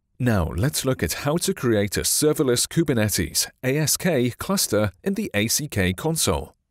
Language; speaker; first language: English; non-native, fluent; Chinese